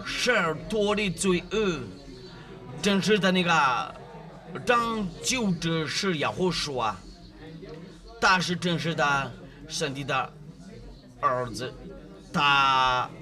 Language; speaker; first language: Chinese; non-native, learner; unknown